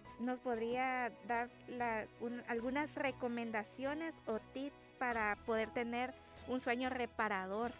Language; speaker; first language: Spanish; native; Spanish